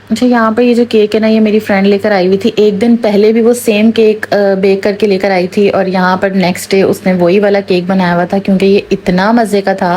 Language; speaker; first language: Urdu; native; Urdu